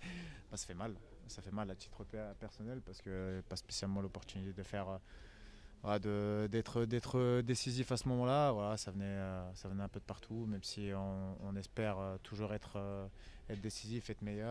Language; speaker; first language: French; native; French